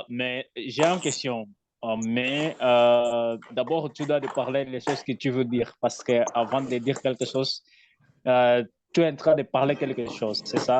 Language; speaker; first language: French; non-native, learner; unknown